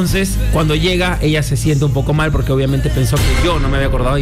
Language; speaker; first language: Spanish; native; Spanish